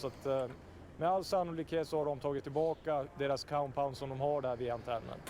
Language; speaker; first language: Swedish; native; Swedish